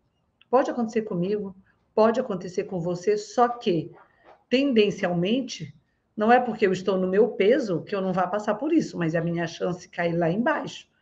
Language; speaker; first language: Portuguese; native; Portuguese